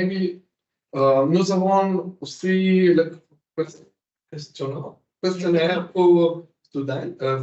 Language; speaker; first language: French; non-native, learner; Slovenian